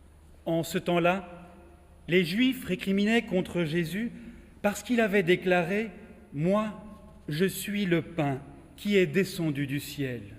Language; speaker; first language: French; native; French